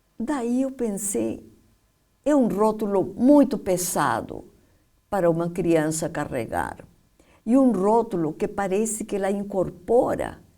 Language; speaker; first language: Portuguese; non-native, fluent; Spanish